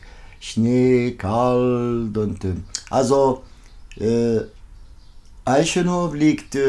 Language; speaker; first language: German; non-native, learner; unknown